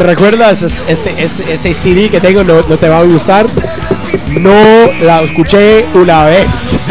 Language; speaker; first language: Spanish; non-native, learner; English